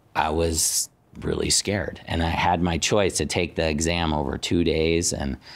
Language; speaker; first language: English; native; English